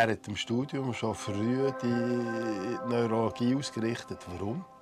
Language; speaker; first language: German; native; German